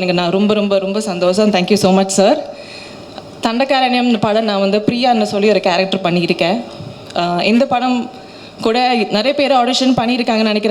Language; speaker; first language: Tamil; non-native, learner; Malayalam